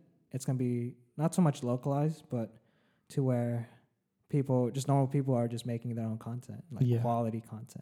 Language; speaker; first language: English; early bilingual, other home language; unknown